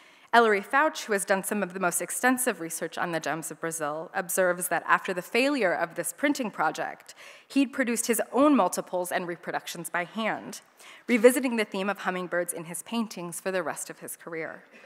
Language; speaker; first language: English; native; English